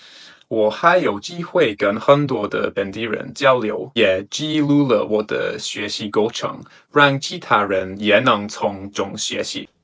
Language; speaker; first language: Chinese; non-native, learner; English